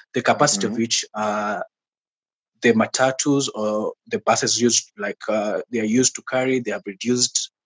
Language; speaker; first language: English; non-native, local second language; Swahili